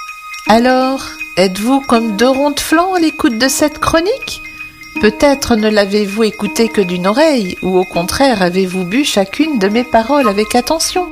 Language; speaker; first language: French; native; French